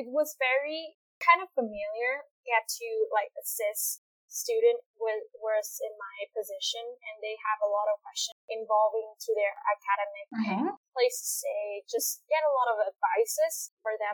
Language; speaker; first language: English; non-native, fluent; Vietnamese